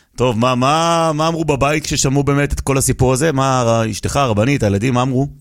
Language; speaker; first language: Hebrew; native; Hebrew